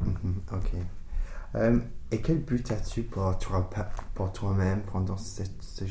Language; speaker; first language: French; non-native, fluent; English